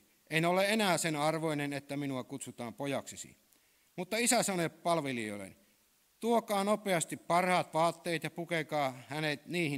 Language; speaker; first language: Finnish; native; Finnish